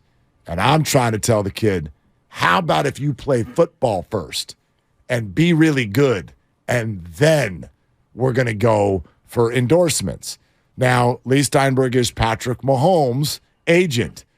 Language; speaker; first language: English; native; English